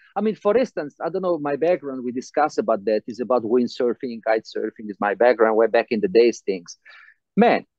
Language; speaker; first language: English; non-native, fluent; Italian